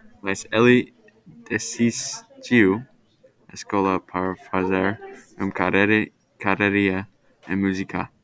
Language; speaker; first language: Portuguese; non-native, learner; Spanish